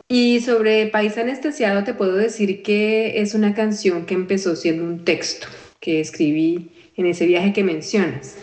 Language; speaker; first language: Spanish; native; Spanish